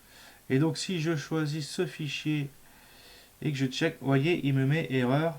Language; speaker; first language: French; native; French